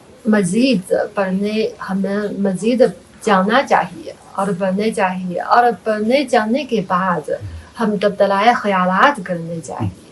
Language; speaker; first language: Hindi; non-native, fluent; Chinese